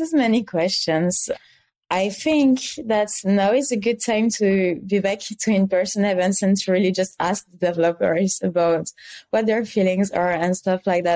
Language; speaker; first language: English; non-native, fluent; French